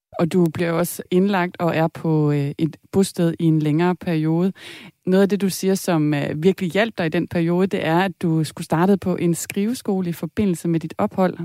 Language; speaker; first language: Danish; native; Danish